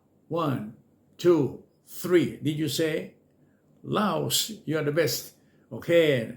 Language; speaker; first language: English; non-native, fluent; Thai